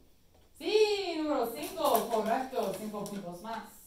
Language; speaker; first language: Spanish; non-native, fluent; English